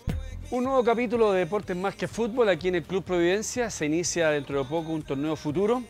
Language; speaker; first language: Spanish; native; Spanish